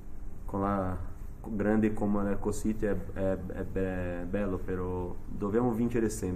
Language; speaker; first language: Italian; non-native, fluent; Portuguese